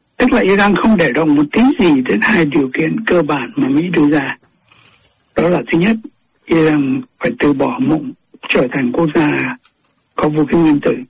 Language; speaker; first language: Vietnamese; native; Vietnamese